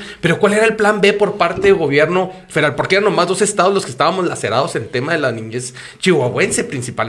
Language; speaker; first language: Spanish; native; Spanish